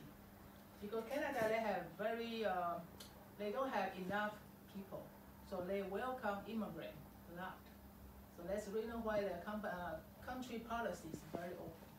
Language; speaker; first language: English; non-native, fluent; Chinese